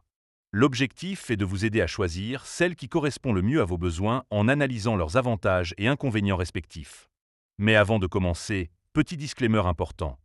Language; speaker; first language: French; native; French